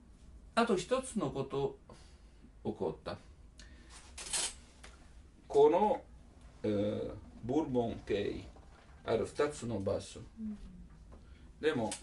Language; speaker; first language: Japanese; non-native, learner; Italian